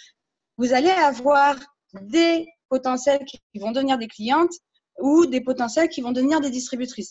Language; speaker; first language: French; native; French